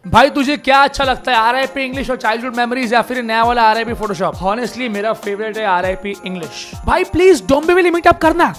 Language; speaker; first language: Hindi; native; Hindi